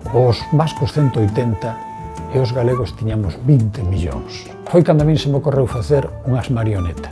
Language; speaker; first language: Galician; native; Galician